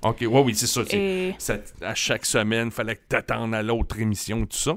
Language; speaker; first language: French; native; French